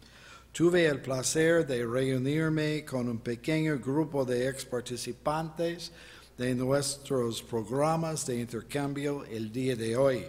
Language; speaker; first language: Spanish; non-native, fluent; English